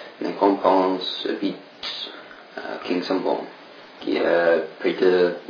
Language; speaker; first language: French; non-native, learner; English